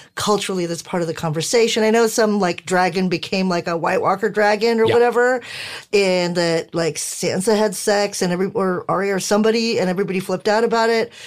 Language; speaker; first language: English; early bilingual, other home language; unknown